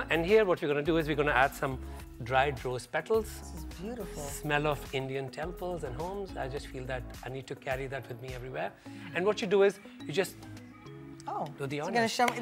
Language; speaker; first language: English; non-native, local second language; Punjabi